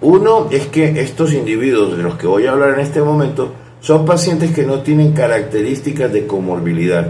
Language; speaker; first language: Spanish; native; Spanish